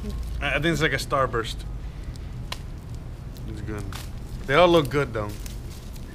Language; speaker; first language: English; native; English